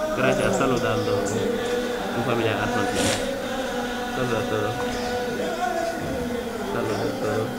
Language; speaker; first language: Spanish; non-native, learner; Wolof